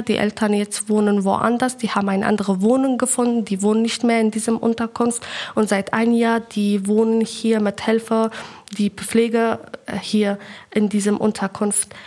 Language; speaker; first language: German; non-native, learner; Persian